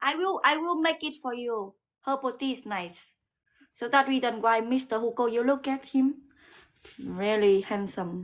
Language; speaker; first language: English; non-native, learner; Vietnamese